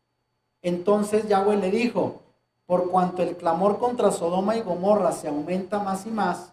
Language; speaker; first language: Spanish; native; Spanish